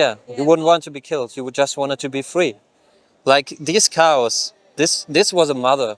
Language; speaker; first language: English; non-native, fluent; German